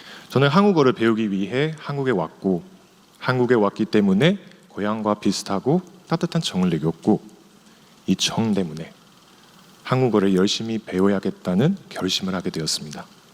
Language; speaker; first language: Korean; non-native, fluent; Chinese